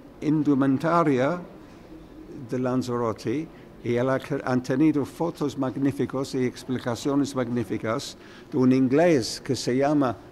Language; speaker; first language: Spanish; non-native, learner; English